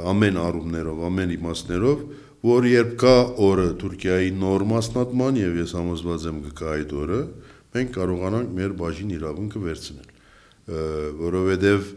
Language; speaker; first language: Armenian; early bilingual, heritage; Armenian